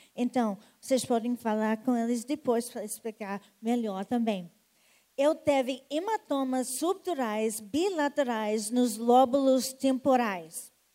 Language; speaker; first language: Portuguese; non-native, fluent; English